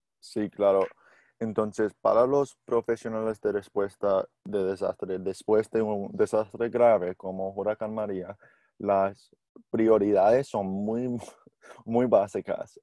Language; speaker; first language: Spanish; non-native, learner; English